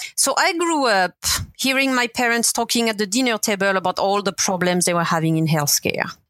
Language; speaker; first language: English; non-native, fluent; French